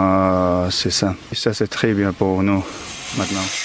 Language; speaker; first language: French; non-native, learner; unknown